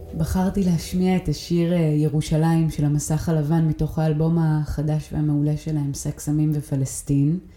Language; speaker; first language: Hebrew; early bilingual, other home language; English